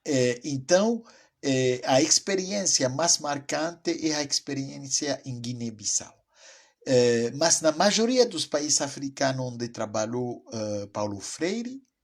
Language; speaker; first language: Portuguese; non-native, fluent; French